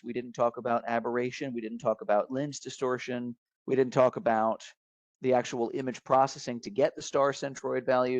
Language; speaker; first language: English; native; English